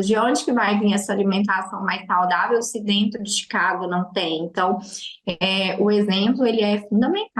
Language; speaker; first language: Portuguese; native; Portuguese